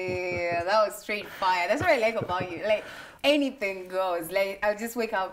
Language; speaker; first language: English; non-native, local second language; Swahili